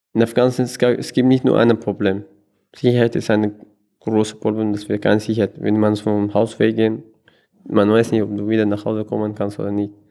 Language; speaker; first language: German; non-native, learner; Persian